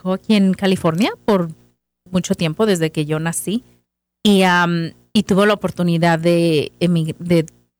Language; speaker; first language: Spanish; native; Spanish